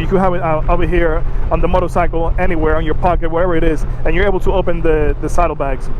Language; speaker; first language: English; native; English